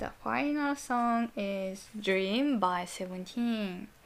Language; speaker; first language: English; non-native, learner; Japanese